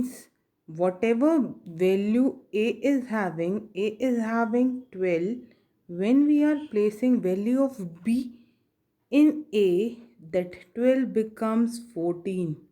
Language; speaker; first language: English; non-native, local second language; Hindi